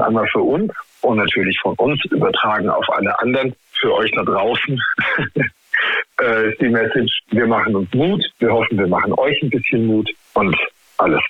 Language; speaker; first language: German; native; German